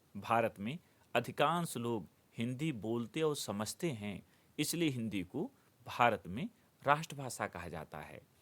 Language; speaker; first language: Hindi; native; Hindi